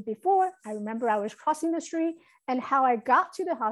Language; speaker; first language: English; non-native, fluent; Chinese